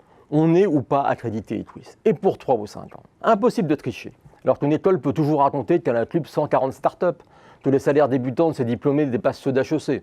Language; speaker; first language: French; native; French